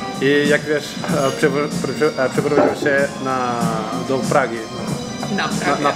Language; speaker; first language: Polish; non-native, learner; Portuguese